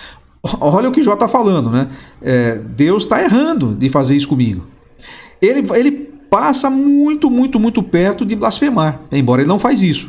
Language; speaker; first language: Portuguese; native; Portuguese